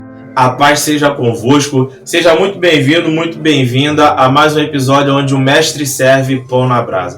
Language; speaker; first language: Portuguese; native; Portuguese